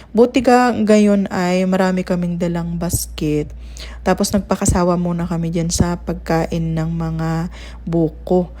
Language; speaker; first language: Filipino; non-native, local second language; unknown